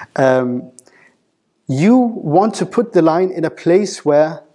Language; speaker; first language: English; non-native, fluent; Danish